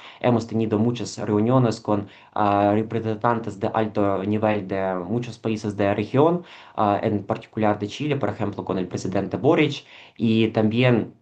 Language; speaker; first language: Spanish; non-native, fluent; Ukrainian